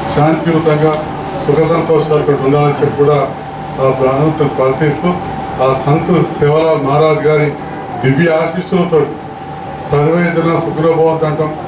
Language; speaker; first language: Telugu; native; Telugu